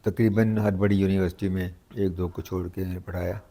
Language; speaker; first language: Urdu; non-native, local second language; Punjabi